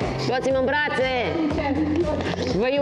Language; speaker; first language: Romanian; native; Romanian